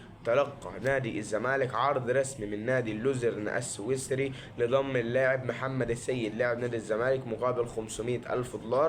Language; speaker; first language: Arabic; native; Arabic